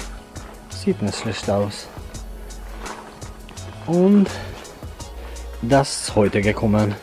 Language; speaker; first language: German; non-native, fluent; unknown